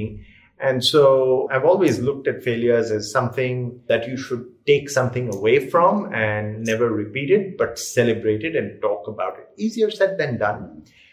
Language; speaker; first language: English; non-native, local second language; Hindi